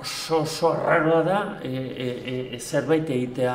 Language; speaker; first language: Basque; non-native, local second language; Spanish